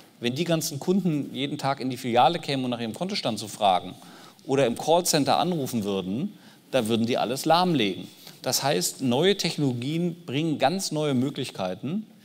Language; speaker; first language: German; native; German